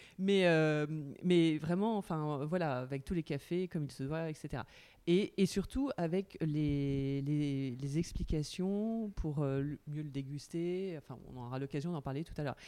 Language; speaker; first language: French; native; French